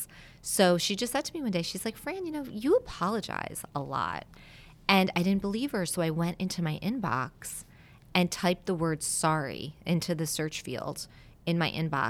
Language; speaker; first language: English; native; English